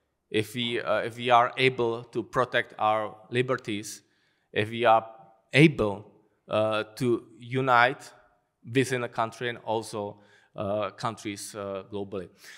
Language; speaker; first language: English; non-native, fluent; Czech